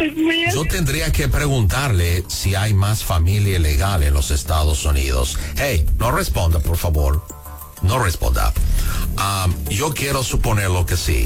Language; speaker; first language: Spanish; non-native, learner; English